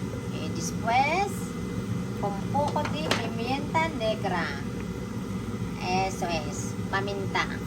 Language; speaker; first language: Spanish; non-native, learner; Filipino